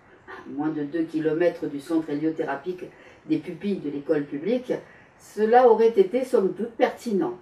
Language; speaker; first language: French; native; French